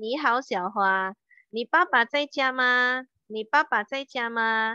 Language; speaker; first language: Chinese; non-native, fluent; Indonesian